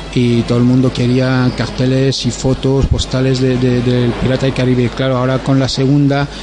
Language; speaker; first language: Spanish; non-native, fluent; French